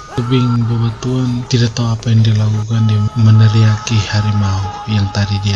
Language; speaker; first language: Indonesian; native; Indonesian